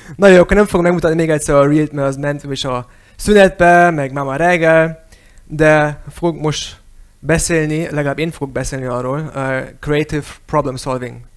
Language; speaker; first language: Hungarian; early bilingual, heritage; Hungarian